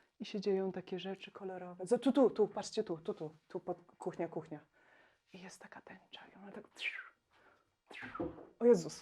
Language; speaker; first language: Polish; native; Polish